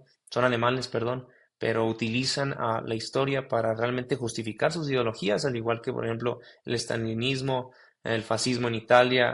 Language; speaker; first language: Spanish; native; Spanish